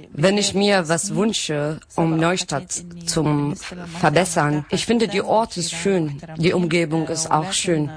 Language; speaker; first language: German; non-native, learner; Arabic